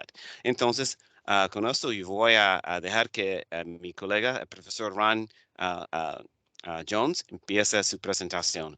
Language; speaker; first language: Spanish; non-native, fluent; English